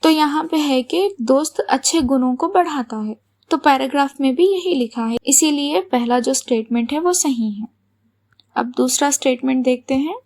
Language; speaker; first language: Hindi; non-native, local second language; Telugu